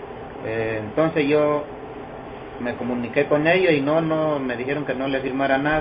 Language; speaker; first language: Spanish; native; Spanish